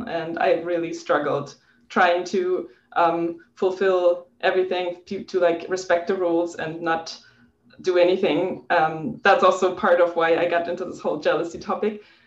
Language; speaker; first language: English; non-native, fluent; German